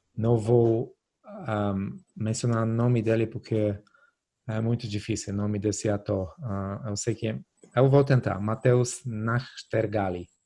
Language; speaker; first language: Portuguese; non-native, fluent; Polish